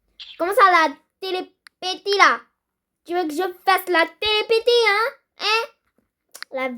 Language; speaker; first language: French; native; French